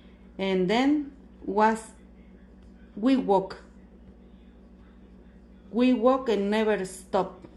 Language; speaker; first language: English; non-native, learner; Spanish